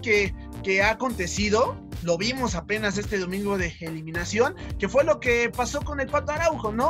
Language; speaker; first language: Spanish; native; Spanish